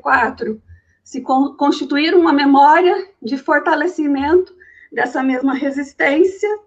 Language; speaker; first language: Portuguese; native; Portuguese